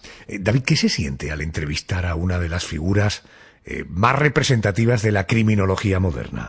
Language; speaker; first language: Spanish; native; Spanish